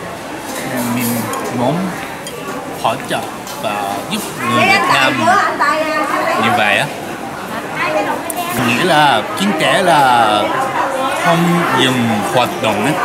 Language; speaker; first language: Vietnamese; non-native, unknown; Japanese